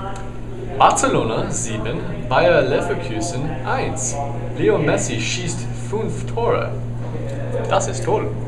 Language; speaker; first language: German; non-native, learner; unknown